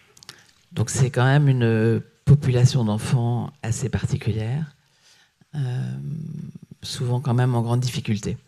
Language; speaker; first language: French; native; French